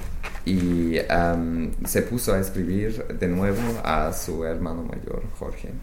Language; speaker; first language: Spanish; non-native, fluent; English